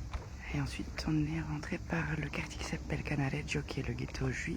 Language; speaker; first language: French; native; French